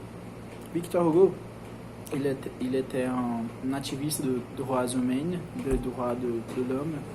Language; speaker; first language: French; non-native, learner; Portuguese